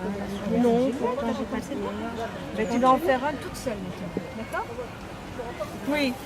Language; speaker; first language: French; native; French